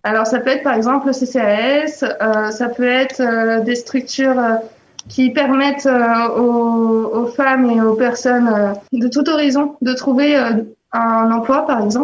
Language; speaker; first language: French; native; French